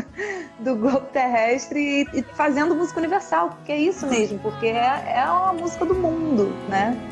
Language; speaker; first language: Portuguese; native; Portuguese